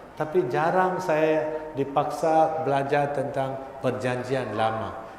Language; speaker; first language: Malay; non-native, local second language; Tamil